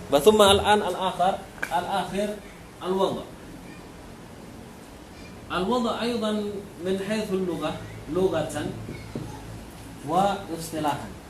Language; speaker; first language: Arabic; non-native, fluent; Indonesian